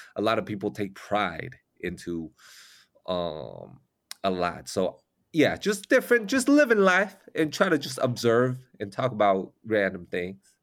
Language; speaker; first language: English; non-native, fluent; Chinese